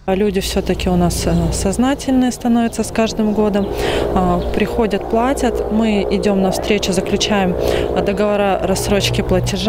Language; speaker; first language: Russian; native; Russian